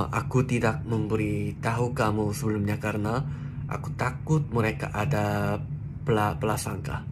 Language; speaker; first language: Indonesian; non-native, learner; Korean